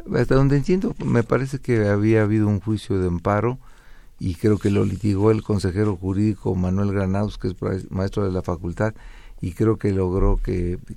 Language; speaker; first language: Spanish; native; Spanish